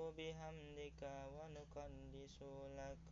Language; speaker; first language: Arabic; non-native, learner; Indonesian